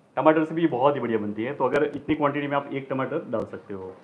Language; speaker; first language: Hindi; non-native, local second language; Gujarati